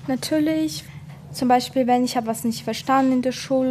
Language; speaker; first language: German; non-native, fluent; Ukrainian